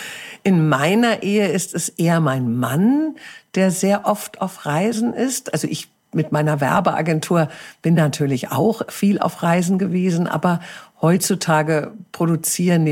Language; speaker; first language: German; native; German